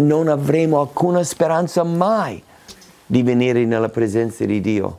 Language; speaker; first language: Italian; non-native, fluent; English